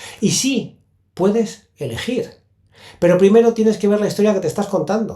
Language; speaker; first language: Spanish; native; Spanish